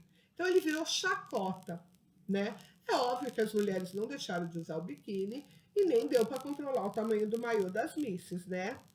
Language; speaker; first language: Portuguese; native; Portuguese